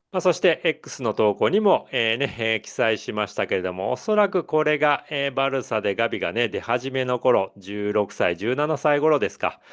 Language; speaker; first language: Japanese; native; Japanese